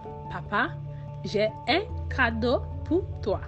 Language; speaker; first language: French; non-native, fluent; Yoruba